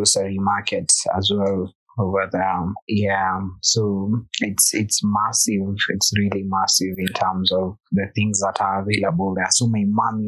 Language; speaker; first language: English; non-native, local second language; Swahili